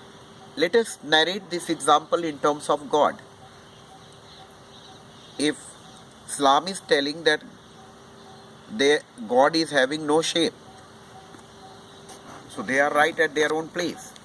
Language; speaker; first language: English; non-native, local second language; Hindi